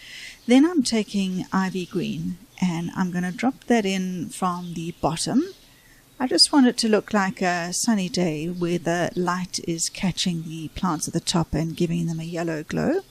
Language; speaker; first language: English; native; English